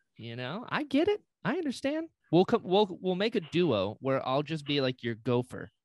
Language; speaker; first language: English; native; English